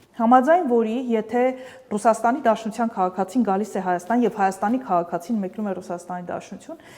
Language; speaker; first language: Armenian; native; Armenian